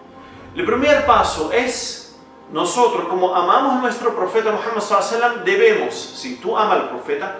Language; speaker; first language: Spanish; non-native, fluent; Arabic